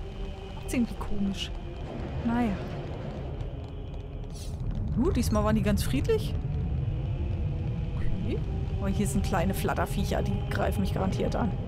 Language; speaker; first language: German; native; German